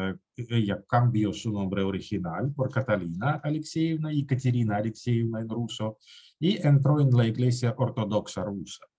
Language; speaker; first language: Spanish; non-native, fluent; Russian